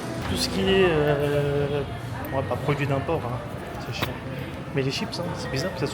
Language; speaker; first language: French; native; French